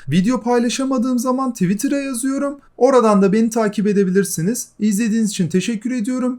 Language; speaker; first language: Turkish; native; Turkish